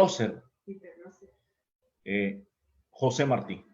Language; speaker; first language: Spanish; native; Spanish